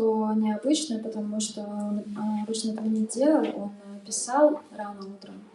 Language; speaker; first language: Russian; native; Russian